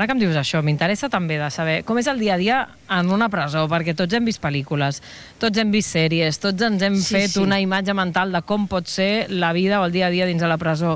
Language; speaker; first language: Catalan; native; Catalan